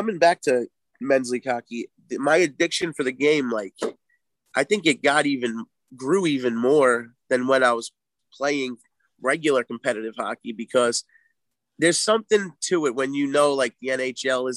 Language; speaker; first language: English; native; English